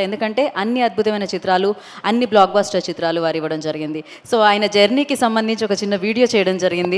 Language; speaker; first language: Telugu; native; Telugu